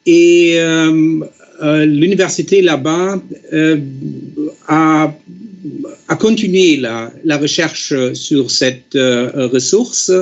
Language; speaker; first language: French; non-native, fluent; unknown